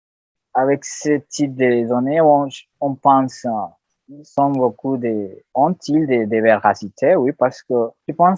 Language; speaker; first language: French; non-native, learner; Spanish